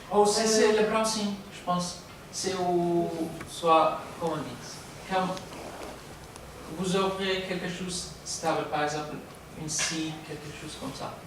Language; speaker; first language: French; non-native, learner; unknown